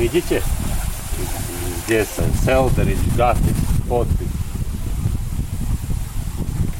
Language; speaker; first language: Russian; non-native, local second language; Latvian